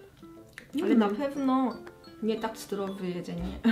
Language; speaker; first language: Polish; non-native, learner; Korean